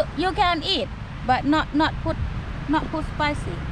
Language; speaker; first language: English; non-native, learner; Thai